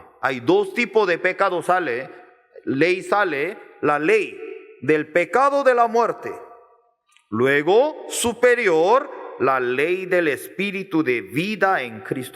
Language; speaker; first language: Spanish; non-native, learner; Korean